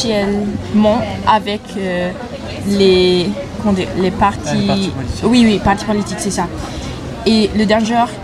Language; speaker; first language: French; non-native, fluent; English